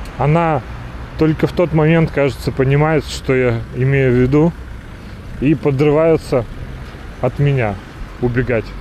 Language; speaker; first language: Russian; native; Russian